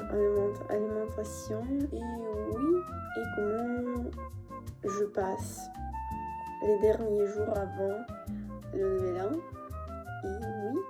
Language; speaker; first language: French; non-native, fluent; Russian